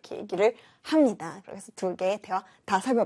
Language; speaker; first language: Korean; native; Korean